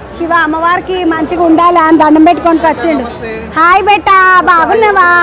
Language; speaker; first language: Telugu; native; Telugu